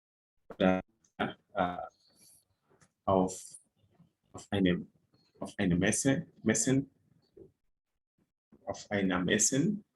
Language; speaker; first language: German; non-native, fluent; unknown